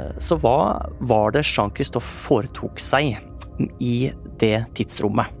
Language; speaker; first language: Norwegian; native; Norwegian